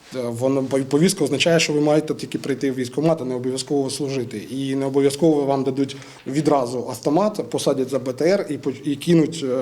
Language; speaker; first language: Ukrainian; non-native, local second language; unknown